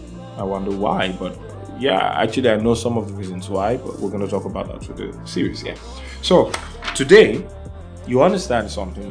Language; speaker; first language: English; non-native, local second language; Yoruba